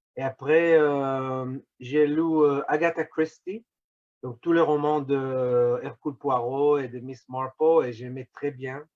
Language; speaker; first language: French; non-native, fluent; Hebrew